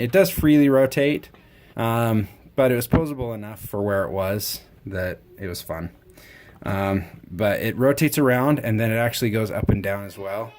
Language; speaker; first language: English; native; English